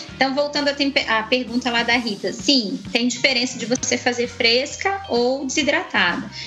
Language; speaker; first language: Portuguese; native; Portuguese